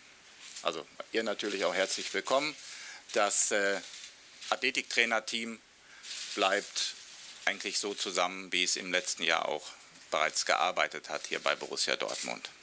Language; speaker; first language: German; native; German